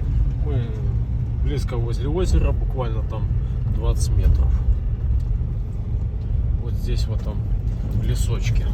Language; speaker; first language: Russian; native; Russian